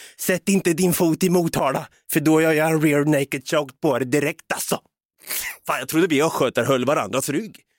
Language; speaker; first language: Swedish; native; Swedish